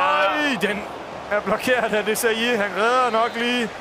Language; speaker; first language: Danish; native; Danish